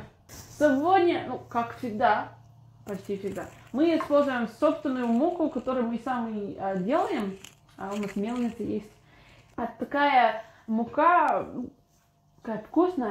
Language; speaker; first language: Russian; non-native, fluent; English